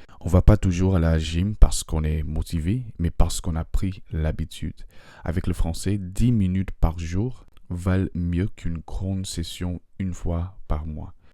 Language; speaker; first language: French; non-native, fluent; English